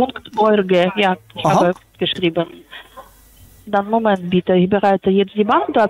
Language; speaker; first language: German; non-native, fluent; Polish